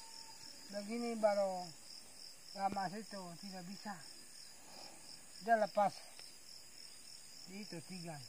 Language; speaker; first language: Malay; non-native, local second language; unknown